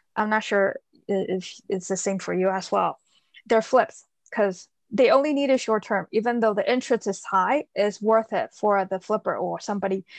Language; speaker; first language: English; early bilingual, other home language; Chinese